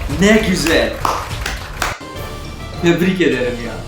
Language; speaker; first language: Turkish; non-native, learner; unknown